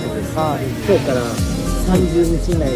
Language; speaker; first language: Japanese; native; Japanese